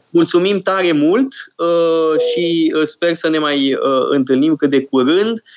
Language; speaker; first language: Romanian; native; Romanian